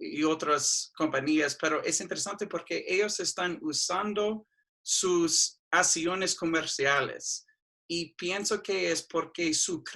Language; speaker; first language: Spanish; non-native, fluent; English